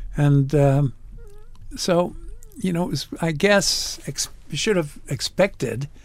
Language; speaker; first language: English; native; English